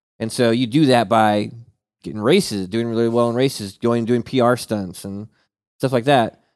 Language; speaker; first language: English; native; English